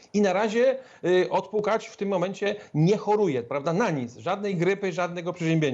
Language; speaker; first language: Polish; native; Polish